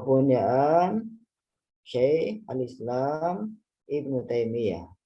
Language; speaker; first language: Arabic; non-native, fluent; Indonesian